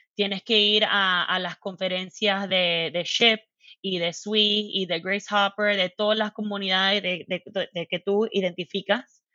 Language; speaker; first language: Spanish; early bilingual, heritage; Spanish